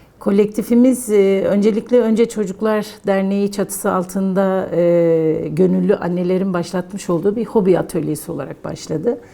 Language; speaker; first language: Turkish; non-native, local second language; Kurdish